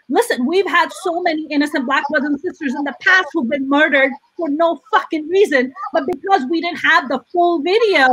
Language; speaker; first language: English; non-native, local second language; Urdu